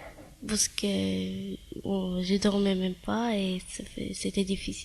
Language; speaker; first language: French; early bilingual, other home language; Armenian